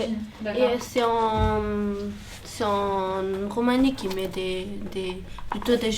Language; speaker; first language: French; early bilingual, other home language; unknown